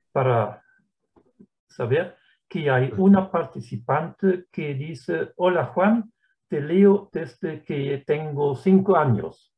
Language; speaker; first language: Spanish; non-native, fluent; German